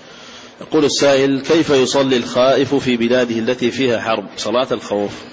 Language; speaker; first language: Arabic; native; Arabic